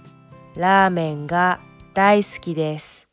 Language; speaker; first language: Japanese; non-native, learner; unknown